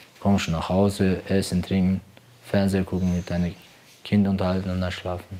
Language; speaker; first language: German; non-native, fluent; Turkish